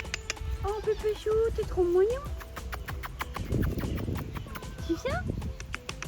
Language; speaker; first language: French; native; French